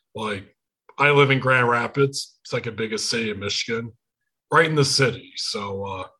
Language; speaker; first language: English; native; English